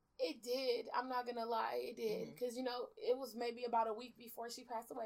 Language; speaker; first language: English; early bilingual, other home language; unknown